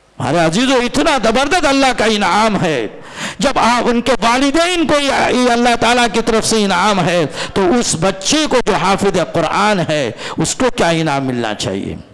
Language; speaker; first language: Urdu; non-native, local second language; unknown